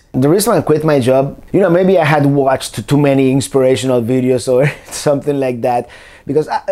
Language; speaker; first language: English; non-native, fluent; Spanish